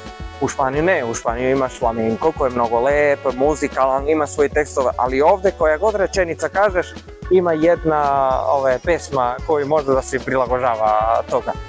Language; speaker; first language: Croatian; non-native, learner; Spanish